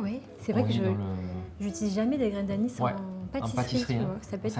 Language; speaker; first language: French; native; French